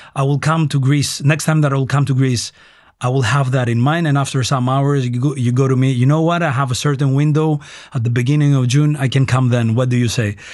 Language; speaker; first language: English; non-native, fluent; Greek